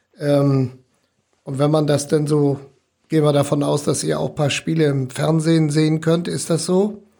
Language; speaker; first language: German; native; German